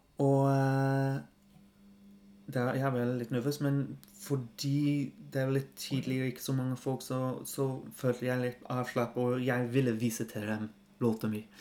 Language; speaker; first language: Norwegian; non-native, fluent; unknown